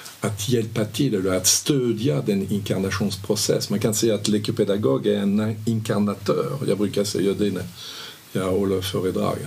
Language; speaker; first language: Swedish; non-native, fluent; French